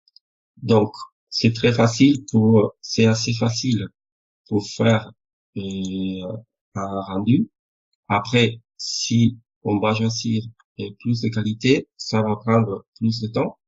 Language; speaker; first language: French; non-native, fluent; Spanish